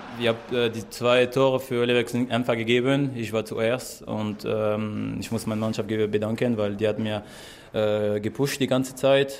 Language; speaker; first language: German; non-native, learner; French